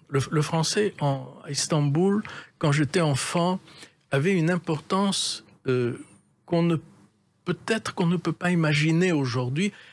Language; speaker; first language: French; native; French